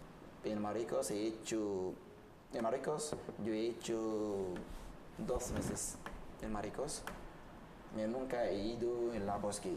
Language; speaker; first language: Spanish; non-native, learner; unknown